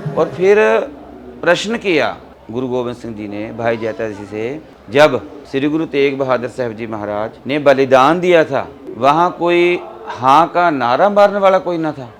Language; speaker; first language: Hindi; non-native, local second language; Punjabi